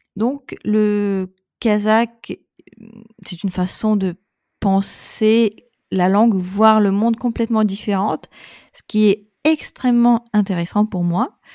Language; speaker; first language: French; non-native, fluent; Russian